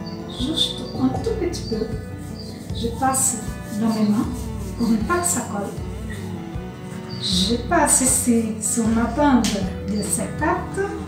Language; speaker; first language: French; non-native, fluent; Portuguese